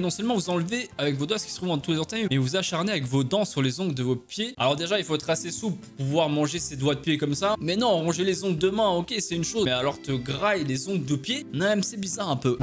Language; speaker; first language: French; native; French